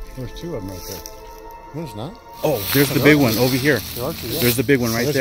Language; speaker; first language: English; native; English